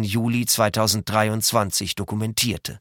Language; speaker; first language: German; native; German